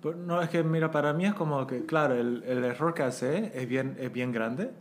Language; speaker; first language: Spanish; native; Spanish